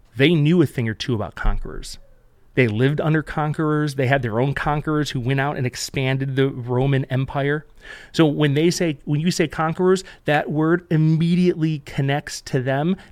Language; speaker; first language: English; native; English